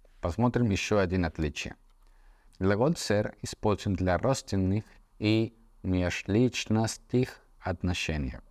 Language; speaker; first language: Russian; non-native, fluent; Spanish